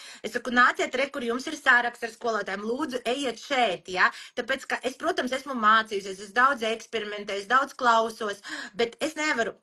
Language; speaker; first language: Latvian; non-native, local second language; Russian